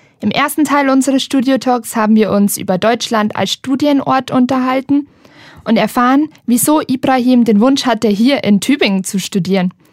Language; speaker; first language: German; native; German